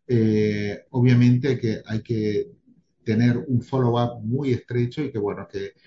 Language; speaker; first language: Spanish; native; Spanish